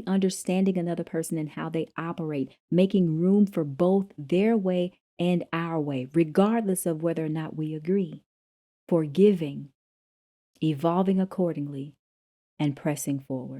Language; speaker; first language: English; native; English